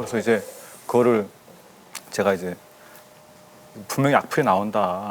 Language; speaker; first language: Korean; native; Korean